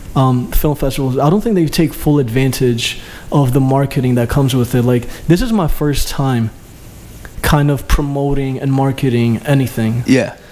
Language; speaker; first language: English; early bilingual, other home language; Albanian